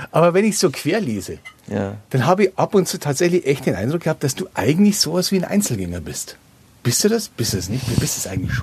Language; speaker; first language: German; native; German